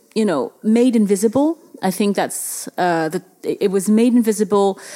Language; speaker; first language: English; early bilingual, other home language; Chinese